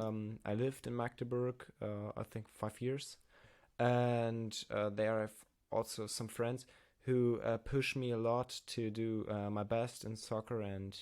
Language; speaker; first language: English; non-native, learner; German